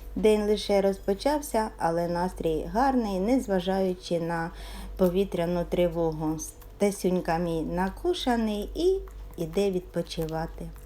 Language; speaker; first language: Ukrainian; native; Ukrainian